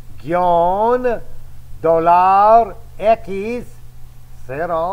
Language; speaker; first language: Spanish; non-native, fluent; English